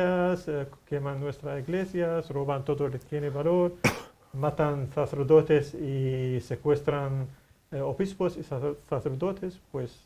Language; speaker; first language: Spanish; non-native, fluent; Arabic